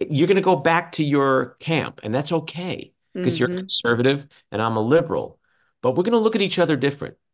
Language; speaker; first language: English; native; English